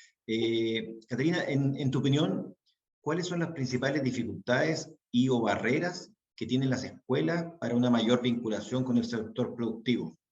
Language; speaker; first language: Spanish; native; Spanish